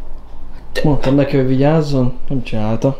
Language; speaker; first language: Hungarian; native; Hungarian